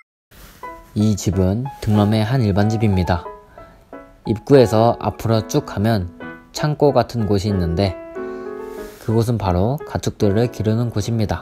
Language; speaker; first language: Korean; native; Korean